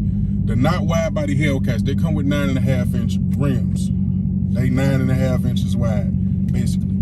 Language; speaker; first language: English; native; English